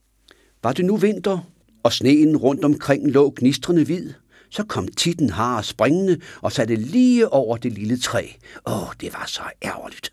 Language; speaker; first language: Danish; native; Danish